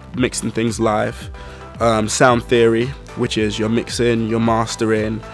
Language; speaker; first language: English; native; English